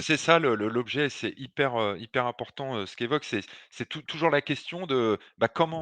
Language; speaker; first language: French; native; French